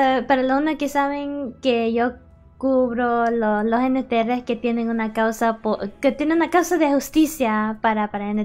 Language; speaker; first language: Spanish; early bilingual, heritage; English